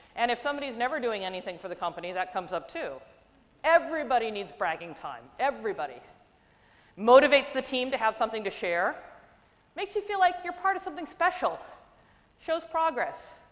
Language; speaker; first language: English; native; English